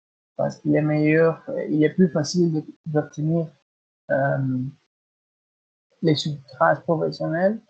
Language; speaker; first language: French; non-native, learner; Spanish